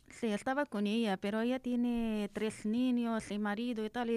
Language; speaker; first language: Spanish; non-native, learner; Arabic